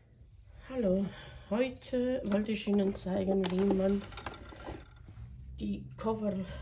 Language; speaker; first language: German; non-native, fluent; Croatian